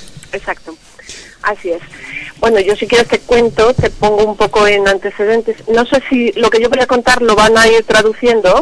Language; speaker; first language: Spanish; native; Spanish